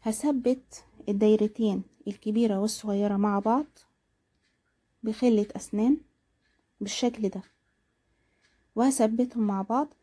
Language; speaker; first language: Arabic; native; Arabic